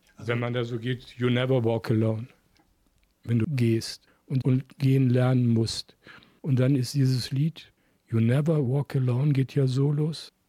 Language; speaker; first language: German; native; German